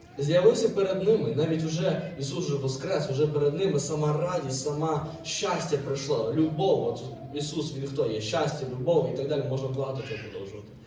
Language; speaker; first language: Ukrainian; native; Ukrainian